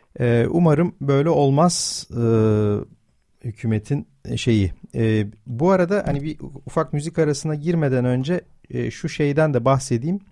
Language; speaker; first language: Turkish; native; Turkish